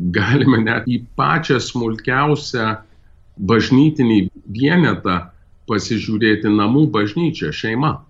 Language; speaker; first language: Lithuanian; early bilingual, heritage; Lithuanian